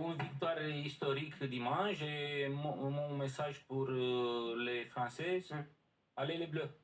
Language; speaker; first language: French; non-native, learner; Romanian